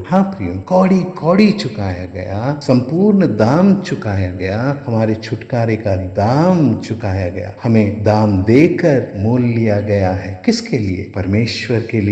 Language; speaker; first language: Hindi; native; Hindi